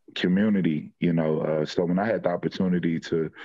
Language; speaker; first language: English; native; English